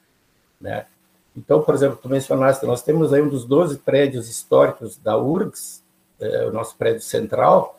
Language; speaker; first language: Portuguese; native; Portuguese